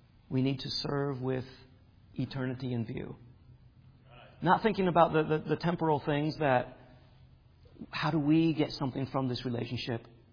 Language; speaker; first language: English; native; English